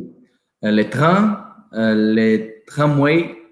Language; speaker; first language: French; non-native, learner; Portuguese